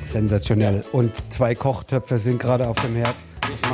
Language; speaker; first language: German; native; German